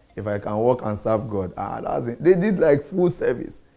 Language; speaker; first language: English; non-native, local second language; Yoruba